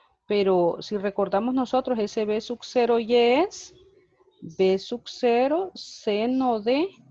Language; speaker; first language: Spanish; native; Spanish